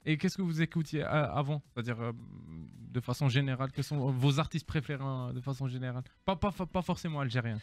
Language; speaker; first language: French; non-native, local second language; Arabic